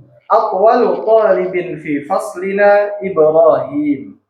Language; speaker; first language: Arabic; non-native, learner; Indonesian